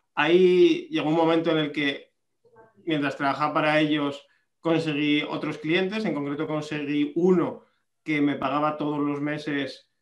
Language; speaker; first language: Spanish; native; Spanish